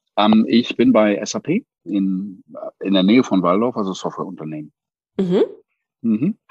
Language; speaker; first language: German; non-native, fluent; English